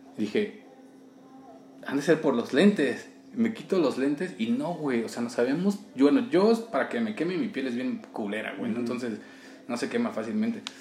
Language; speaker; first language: Spanish; native; Spanish